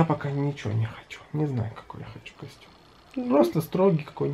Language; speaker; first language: Russian; native; Russian